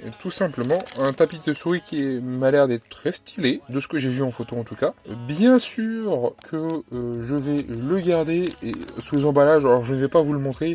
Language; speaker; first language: French; native; French